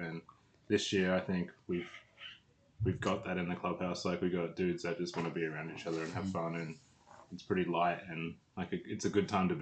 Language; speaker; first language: English; native; English